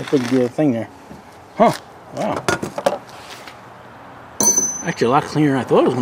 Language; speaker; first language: English; native; English